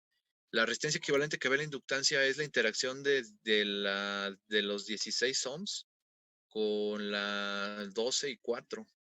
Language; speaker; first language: Spanish; native; Spanish